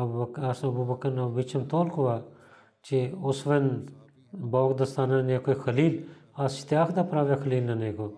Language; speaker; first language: Bulgarian; non-native, learner; Urdu